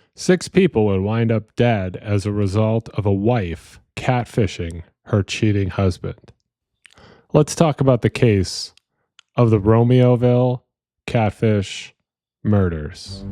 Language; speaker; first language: English; native; English